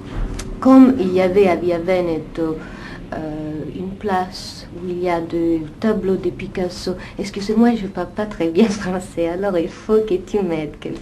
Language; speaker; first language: French; non-native, fluent; Italian